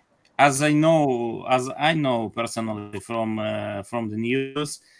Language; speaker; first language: English; non-native, learner; Ukrainian